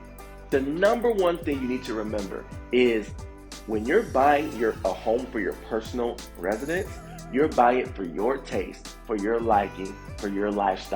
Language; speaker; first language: English; native; English